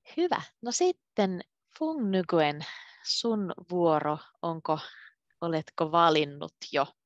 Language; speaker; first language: Finnish; native; Finnish